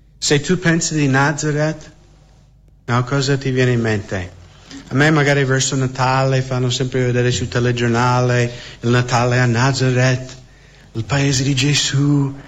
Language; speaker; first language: Italian; non-native, fluent; English